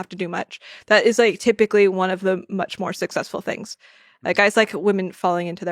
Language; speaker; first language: English; native; English